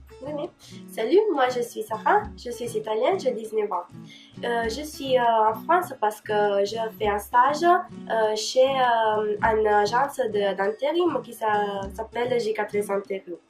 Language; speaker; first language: French; non-native, learner; Italian